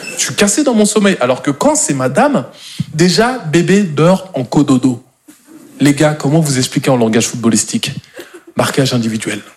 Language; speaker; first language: French; native; French